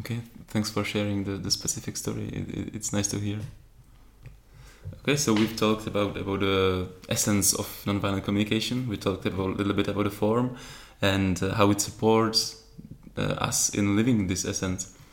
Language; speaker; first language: English; non-native, fluent; Czech